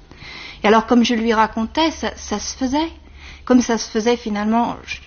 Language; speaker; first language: French; native; French